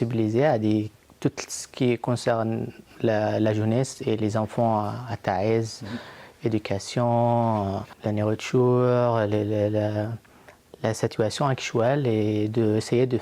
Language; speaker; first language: French; non-native, fluent; Arabic